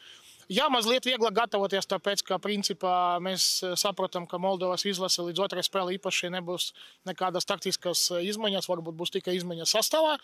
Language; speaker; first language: Latvian; non-native, local second language; Russian